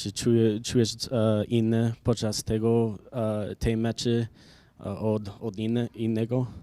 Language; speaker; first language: Polish; early bilingual, heritage; English